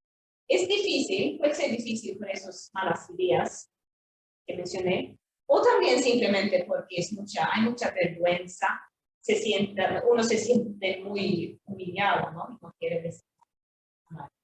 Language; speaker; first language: Spanish; non-native, fluent; Swedish